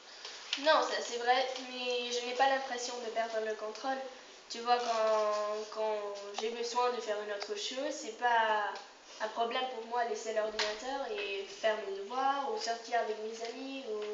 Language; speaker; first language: French; non-native, learner; Spanish